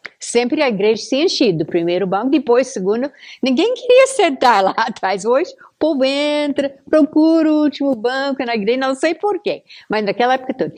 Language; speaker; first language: Portuguese; non-native, fluent; English